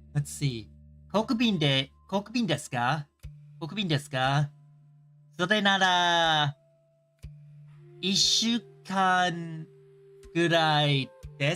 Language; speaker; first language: Japanese; non-native, learner; English